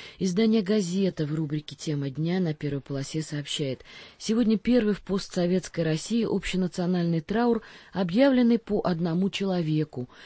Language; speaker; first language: Russian; native; Russian